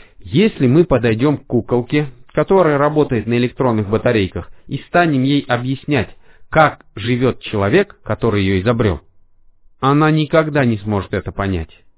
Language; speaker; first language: Russian; non-native, fluent; Arabic